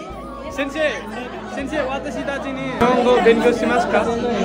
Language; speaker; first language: Japanese; non-native, learner; Nepali